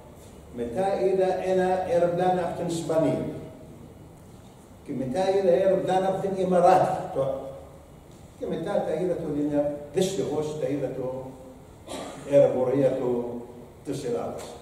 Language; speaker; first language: Greek; non-native, learner; Arabic